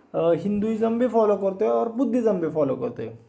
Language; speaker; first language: Hindi; non-native, local second language; Marathi